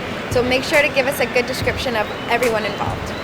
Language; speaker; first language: English; native; English